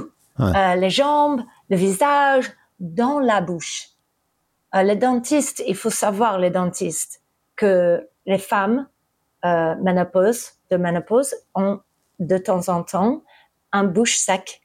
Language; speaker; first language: French; early bilingual, heritage; English